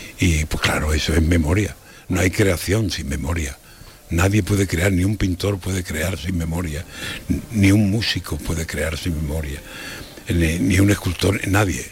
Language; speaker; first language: Spanish; native; Spanish